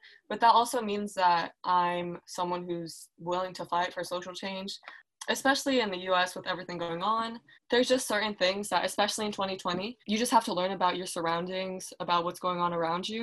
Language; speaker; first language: English; native; English